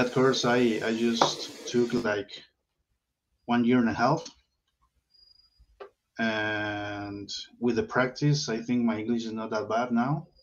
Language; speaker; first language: English; non-native, learner; Spanish